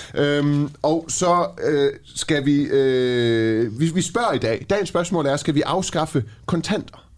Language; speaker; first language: Danish; early bilingual, other home language; Persian